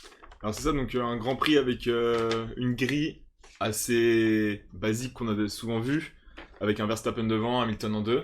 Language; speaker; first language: French; native; French